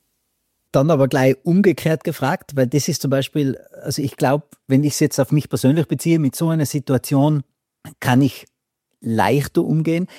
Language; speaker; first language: German; native; German